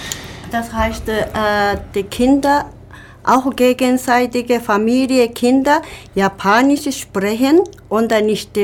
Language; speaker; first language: German; non-native, learner; Japanese